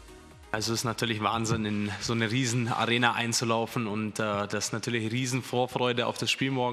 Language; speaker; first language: German; native; German